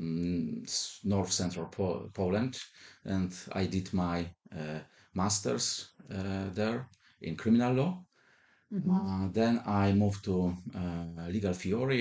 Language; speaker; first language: English; non-native, fluent; Polish